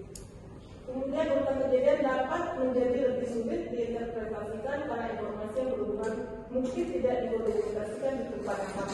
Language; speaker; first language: Indonesian; native; Indonesian